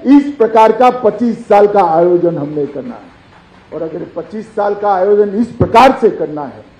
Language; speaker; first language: Hindi; non-native, local second language; Gujarati